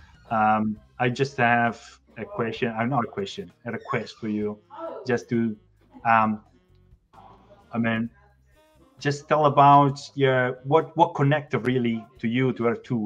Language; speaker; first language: English; non-native, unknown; Italian